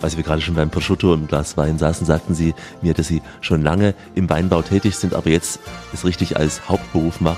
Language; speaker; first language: German; native; German